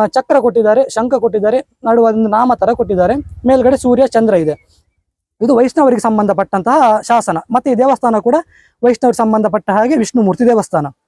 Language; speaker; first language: Kannada; non-native, local second language; Konkani